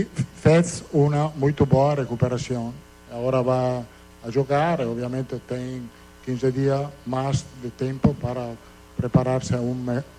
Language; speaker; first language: Portuguese; non-native, fluent; Italian